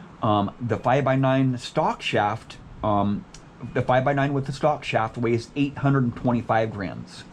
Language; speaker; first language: English; native; English